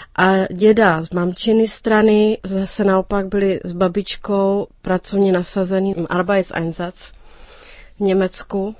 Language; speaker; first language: Czech; native; Czech